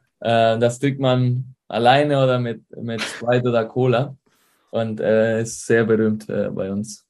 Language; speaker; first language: German; early bilingual, heritage; Spanish